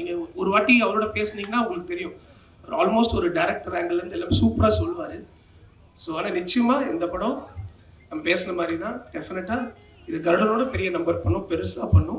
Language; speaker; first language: Tamil; non-native, learner; Malayalam